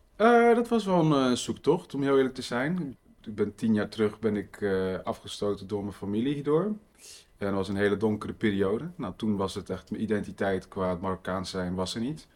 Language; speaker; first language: Dutch; early bilingual, other home language; Riffian